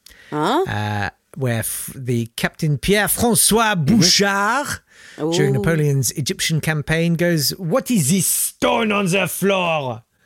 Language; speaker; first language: English; native; English